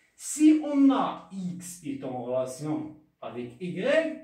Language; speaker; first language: French; non-native, local second language; Arabic